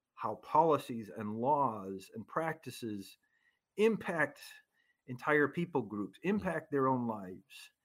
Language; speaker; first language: English; native; English